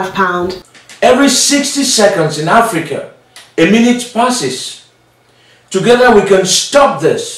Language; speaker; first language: English; native; English